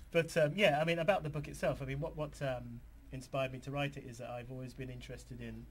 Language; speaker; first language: English; native; English